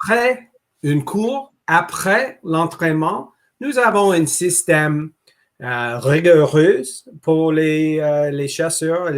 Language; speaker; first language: French; non-native, local second language; English